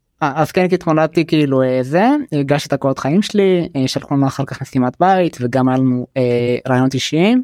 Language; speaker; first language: Hebrew; early bilingual, other home language; Amharic